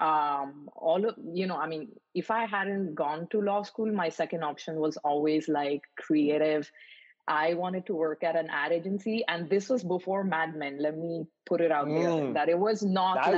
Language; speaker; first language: English; non-native, local second language; Marathi